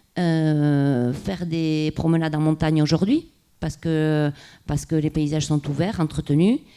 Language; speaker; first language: French; non-native, local second language; Basque